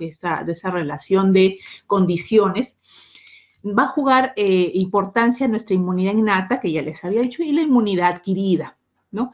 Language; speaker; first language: Spanish; native; Spanish